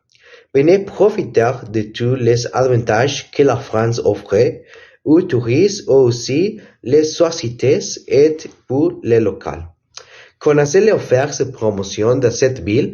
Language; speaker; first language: French; non-native, learner; Spanish